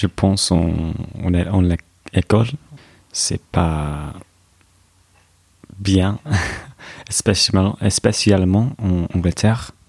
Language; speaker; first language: French; non-native, learner; English